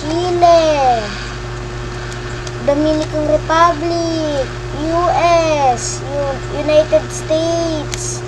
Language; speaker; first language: English; non-native, fluent; Filipino